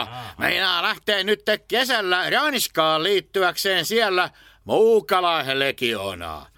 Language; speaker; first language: Finnish; native; Finnish